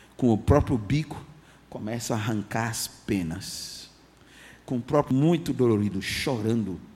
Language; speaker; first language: Portuguese; non-native, fluent; English